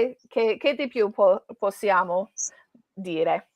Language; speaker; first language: Italian; non-native, learner; English